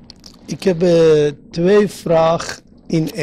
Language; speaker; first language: Dutch; non-native, learner; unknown